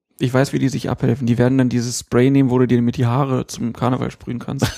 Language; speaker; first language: German; native; German